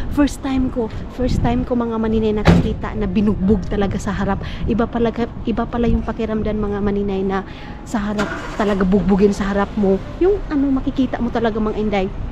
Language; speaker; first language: Filipino; non-native, local second language; Cebuano